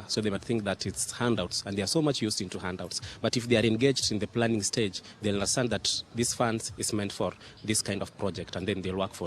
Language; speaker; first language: English; non-native, local second language; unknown